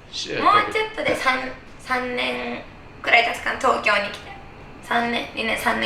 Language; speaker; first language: Japanese; native; Japanese